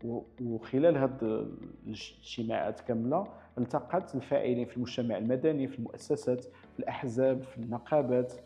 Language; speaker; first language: Arabic; native; Arabic